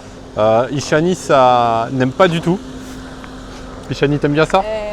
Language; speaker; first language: French; native; French